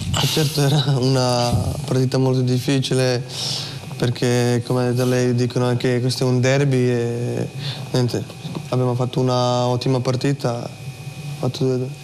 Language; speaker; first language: Italian; non-native, fluent; Slovenian